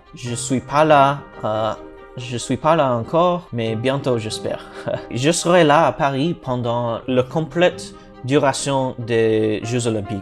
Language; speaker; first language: French; non-native, learner; English